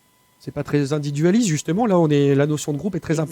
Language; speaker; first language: French; native; French